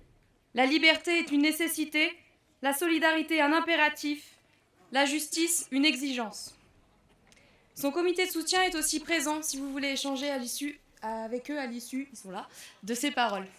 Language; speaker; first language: French; native; French